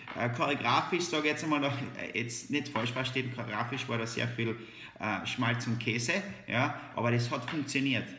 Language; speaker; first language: German; native; German